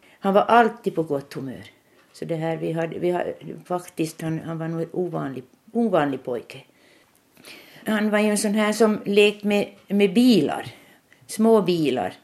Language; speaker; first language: Swedish; native; Swedish